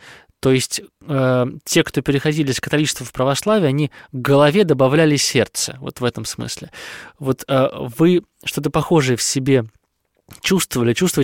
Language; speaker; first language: Russian; native; Russian